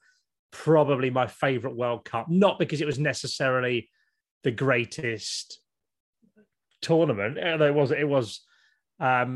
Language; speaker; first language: English; native; English